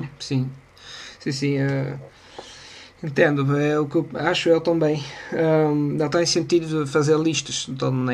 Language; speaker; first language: Portuguese; non-native, fluent; Italian